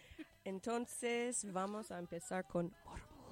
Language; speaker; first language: Spanish; non-native, learner; English